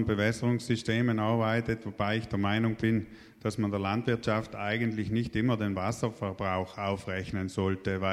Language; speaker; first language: German; native; German